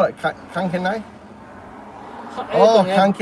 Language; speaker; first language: Japanese; non-native, learner; English